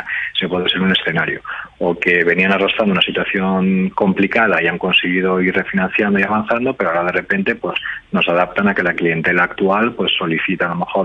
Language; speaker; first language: Spanish; native; Spanish